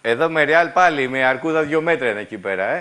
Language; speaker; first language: Greek; native; Greek